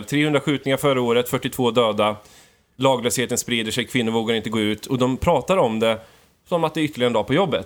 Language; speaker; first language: Swedish; native; Swedish